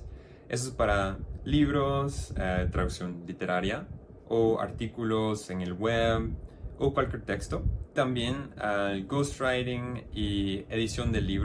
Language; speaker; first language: Spanish; non-native, fluent; English